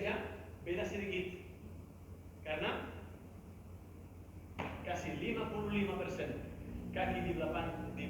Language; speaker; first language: Indonesian; non-native, learner; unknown